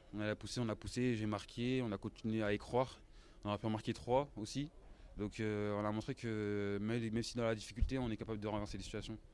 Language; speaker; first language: French; native; French